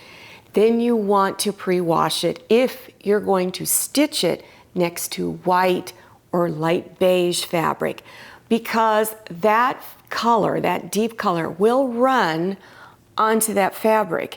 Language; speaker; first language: English; native; English